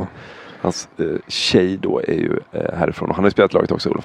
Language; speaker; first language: Swedish; native; Swedish